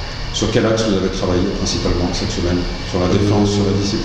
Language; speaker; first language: French; native; French